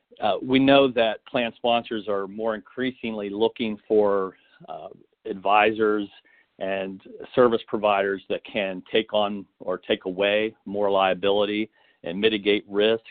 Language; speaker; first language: English; native; English